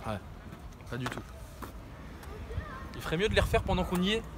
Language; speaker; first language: French; early bilingual, other home language; Arabic